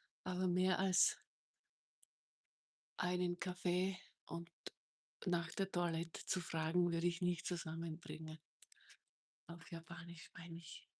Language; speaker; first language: German; non-native, fluent; Czech